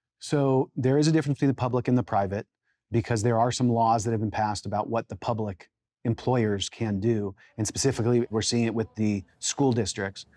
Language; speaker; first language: English; native; English